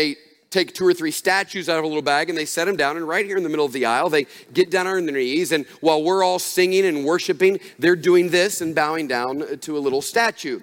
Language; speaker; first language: English; native; English